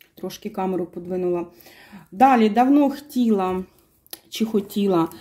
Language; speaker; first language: Ukrainian; non-native, local second language; Russian